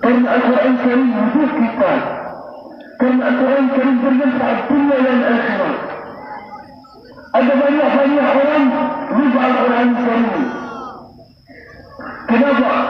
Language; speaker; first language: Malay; non-native, learner; Arabic